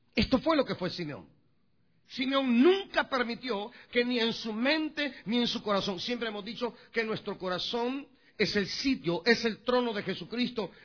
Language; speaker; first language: Spanish; native; Spanish